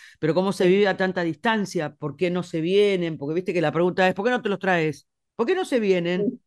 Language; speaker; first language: Spanish; native; Spanish